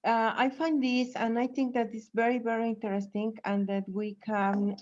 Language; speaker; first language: English; non-native, fluent; Spanish